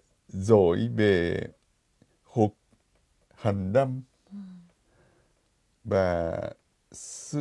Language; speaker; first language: Vietnamese; non-native, fluent; Japanese